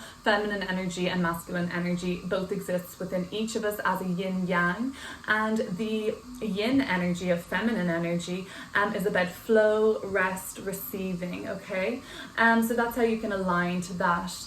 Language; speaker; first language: English; native; English